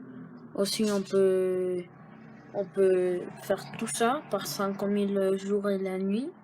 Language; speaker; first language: French; non-native, learner; Spanish